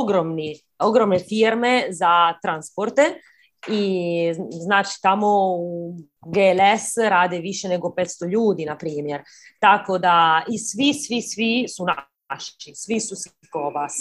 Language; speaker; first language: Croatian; early bilingual, heritage; Croatian